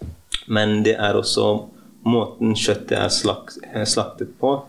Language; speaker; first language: Norwegian; early bilingual, heritage; Norwegian